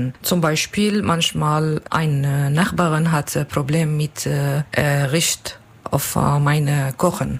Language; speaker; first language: German; non-native, learner; Kurdish